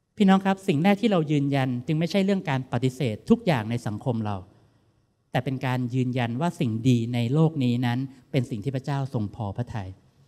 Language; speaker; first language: Thai; native; Thai